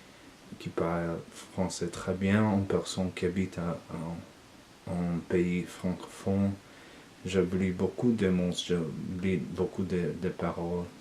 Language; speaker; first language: French; non-native, learner; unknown